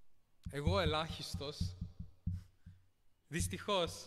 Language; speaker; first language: Greek; early bilingual, heritage; Greek